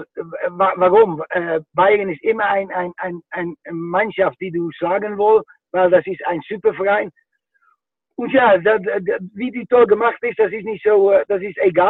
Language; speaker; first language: German; non-native, fluent; Dutch